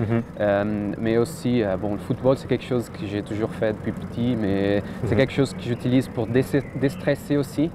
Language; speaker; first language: French; non-native, fluent; Portuguese